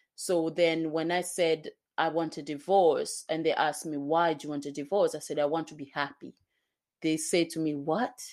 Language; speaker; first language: English; non-native, local second language; Swahili